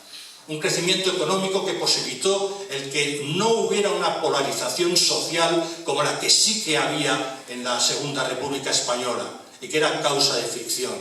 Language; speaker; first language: Spanish; native; Spanish